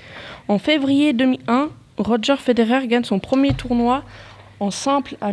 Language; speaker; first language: French; native; French